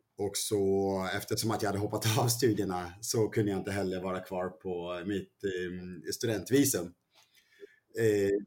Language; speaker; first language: Swedish; early bilingual, other home language; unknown